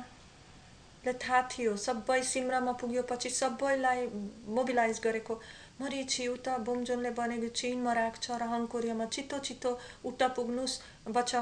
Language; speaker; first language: Nepali; non-native, learner; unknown